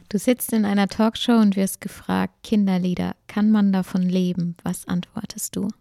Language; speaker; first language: German; native; German